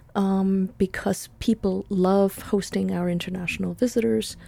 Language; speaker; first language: English; non-native, fluent; Spanish